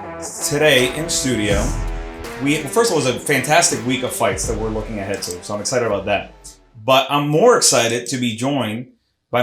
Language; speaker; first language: English; native; English